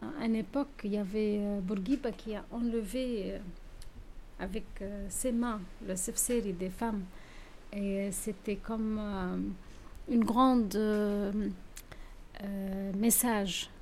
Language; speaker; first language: French; non-native, local second language; Arabic